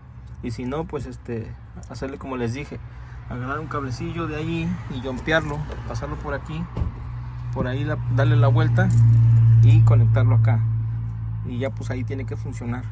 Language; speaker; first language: Spanish; native; Spanish